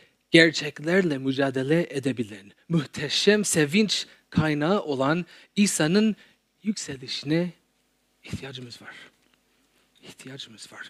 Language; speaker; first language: Turkish; non-native, fluent; English